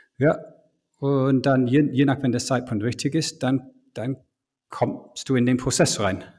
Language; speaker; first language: German; non-native, fluent; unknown